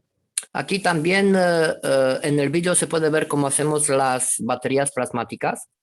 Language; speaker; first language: Spanish; non-native, fluent; Romanian